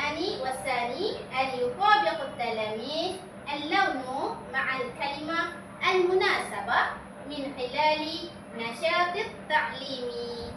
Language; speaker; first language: Arabic; non-native, learner; Malay